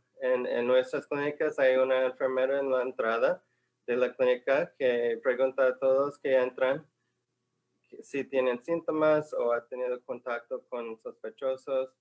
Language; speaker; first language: Spanish; non-native, fluent; English